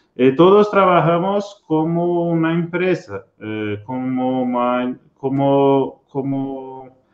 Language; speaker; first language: Spanish; non-native, learner; Portuguese